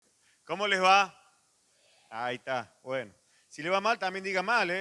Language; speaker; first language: Spanish; native; Spanish